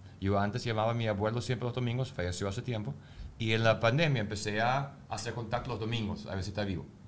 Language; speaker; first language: Spanish; non-native, fluent; German